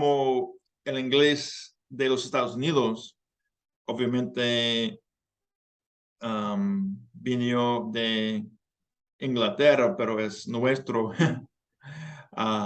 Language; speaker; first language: Spanish; non-native, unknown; English